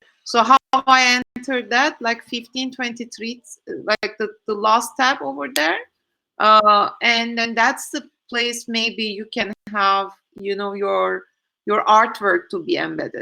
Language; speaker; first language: English; non-native, fluent; Turkish